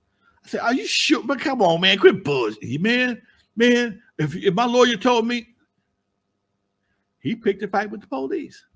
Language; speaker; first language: English; native; English